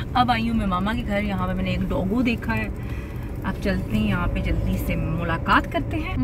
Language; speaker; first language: Urdu; native; Urdu